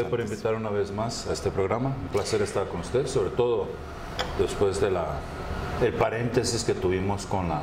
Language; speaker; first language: Spanish; non-native, fluent; Portuguese